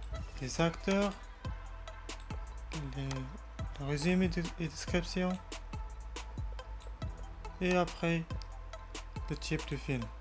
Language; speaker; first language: French; non-native, learner; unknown